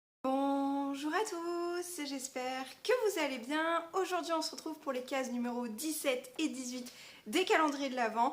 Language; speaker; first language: French; native; French